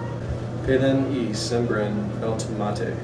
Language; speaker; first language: Spanish; non-native, learner; English